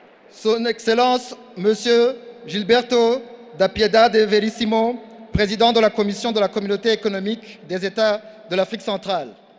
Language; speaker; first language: French; non-native, local second language; Kinyarwanda